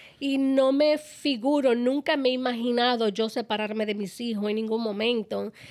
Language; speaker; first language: Spanish; native; Spanish